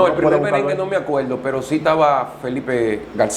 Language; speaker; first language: Spanish; native; Spanish